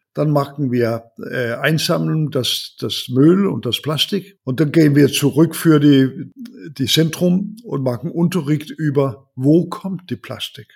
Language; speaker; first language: German; non-native, learner; Danish